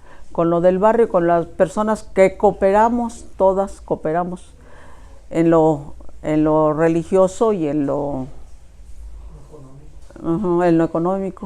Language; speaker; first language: Spanish; native; Spanish